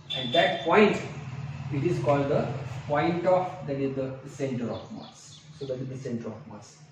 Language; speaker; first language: English; non-native, local second language; Marathi